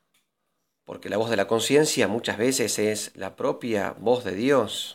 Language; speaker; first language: Spanish; native; Spanish